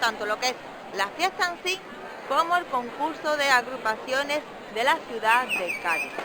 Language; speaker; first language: Spanish; native; Spanish